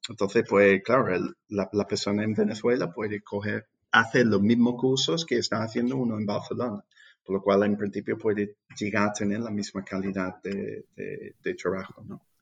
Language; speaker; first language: Spanish; non-native, fluent; English